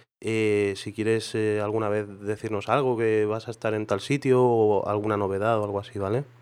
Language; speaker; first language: Spanish; non-native, local second language; Catalan